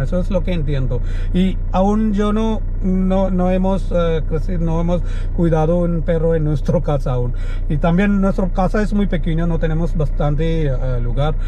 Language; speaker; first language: Spanish; non-native, learner; Malayalam